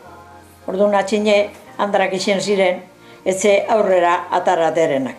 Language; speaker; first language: Basque; native; Basque